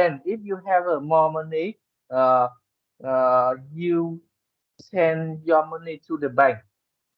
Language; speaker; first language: English; non-native, learner; Vietnamese